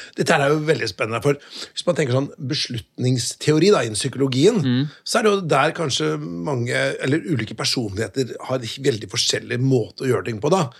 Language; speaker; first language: Norwegian; native; Norwegian